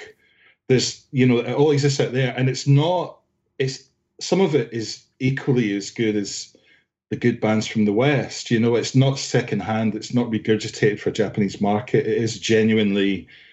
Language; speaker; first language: English; native; English